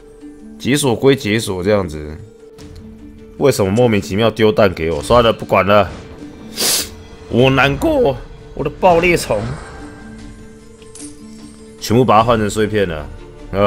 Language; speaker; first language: Chinese; native; Chinese